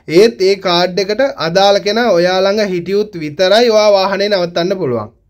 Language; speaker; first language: Sinhala; native; Sinhala